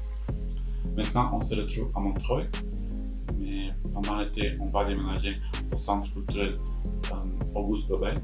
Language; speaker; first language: French; non-native, fluent; Portuguese